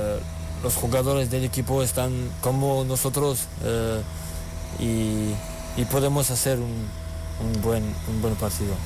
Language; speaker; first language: Spanish; non-native, learner; French